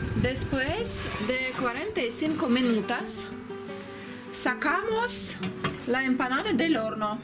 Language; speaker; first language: Spanish; non-native, learner; Russian